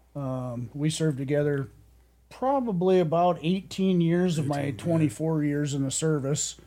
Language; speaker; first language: English; native; English